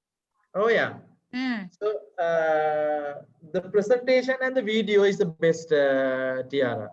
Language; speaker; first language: English; non-native, fluent; Sinhala